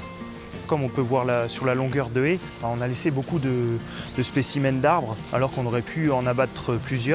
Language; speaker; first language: French; native; French